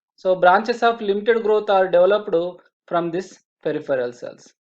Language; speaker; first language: English; non-native, local second language; Telugu